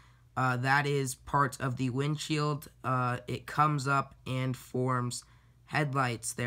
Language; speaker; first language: English; native; English